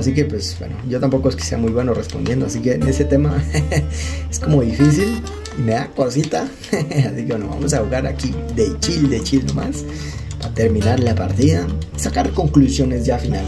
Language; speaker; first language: Spanish; native; Spanish